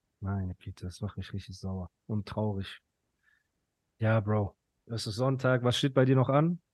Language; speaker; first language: German; early bilingual, other home language; Persian